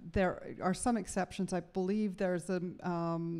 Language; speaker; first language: English; native; English